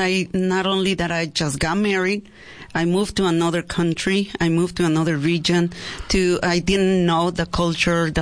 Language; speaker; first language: English; non-native, fluent; Spanish